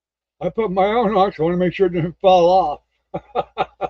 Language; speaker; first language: English; native; English